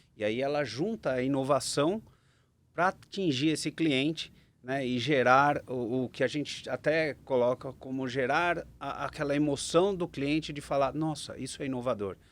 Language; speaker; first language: Portuguese; native; Portuguese